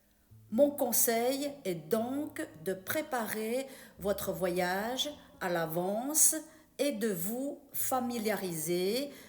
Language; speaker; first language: French; non-native, fluent; Chinese